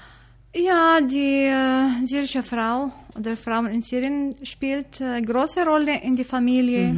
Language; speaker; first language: German; non-native, learner; Arabic